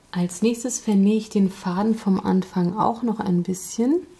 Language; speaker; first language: German; native; German